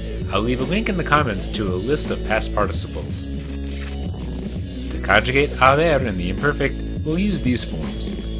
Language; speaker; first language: English; native; English